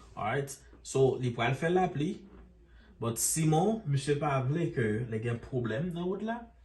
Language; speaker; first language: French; non-native, local second language; Haitian Creole